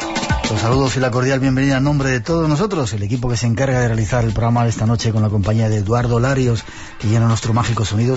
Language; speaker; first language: Spanish; native; Spanish